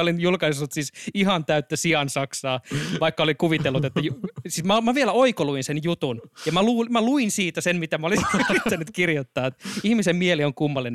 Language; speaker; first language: Finnish; native; Finnish